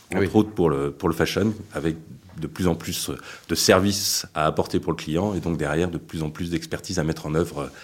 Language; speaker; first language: French; native; French